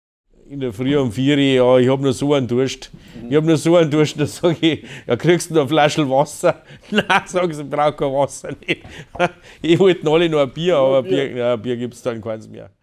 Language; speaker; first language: German; native; German